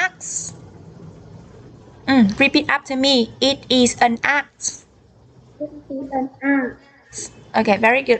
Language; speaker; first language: English; non-native, learner; Vietnamese